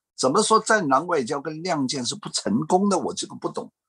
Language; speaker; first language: Chinese; non-native, fluent; Cantonese